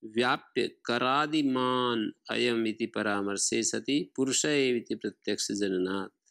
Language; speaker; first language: Hindi; native; Hindi